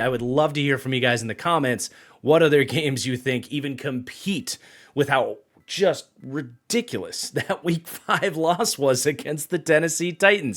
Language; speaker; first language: English; native; English